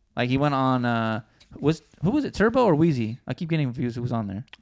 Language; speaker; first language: English; early bilingual, other home language; Spanish